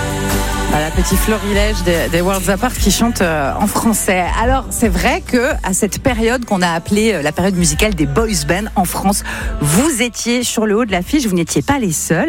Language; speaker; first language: French; native; French